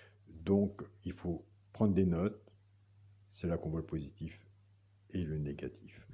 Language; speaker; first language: French; native; French